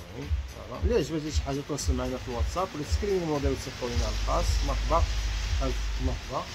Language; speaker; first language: Arabic; native; Arabic